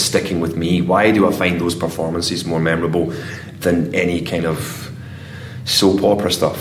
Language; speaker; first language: English; native; English